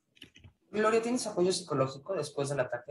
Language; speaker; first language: Spanish; native; Spanish